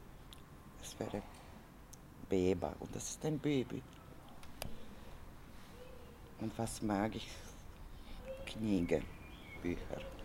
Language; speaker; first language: German; non-native, learner; Croatian